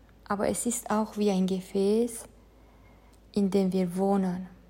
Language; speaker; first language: German; non-native, fluent; Romanian